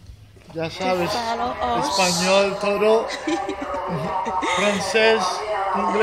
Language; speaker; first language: Spanish; non-native, fluent; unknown